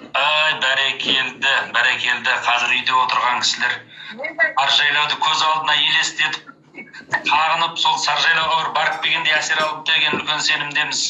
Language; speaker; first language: Kazakh; native; Kazakh